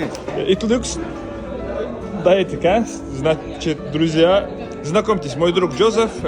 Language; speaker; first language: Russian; non-native, local second language; Kyrgyz